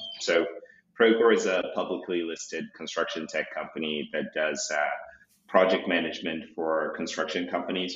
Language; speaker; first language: English; non-native, local second language; Shona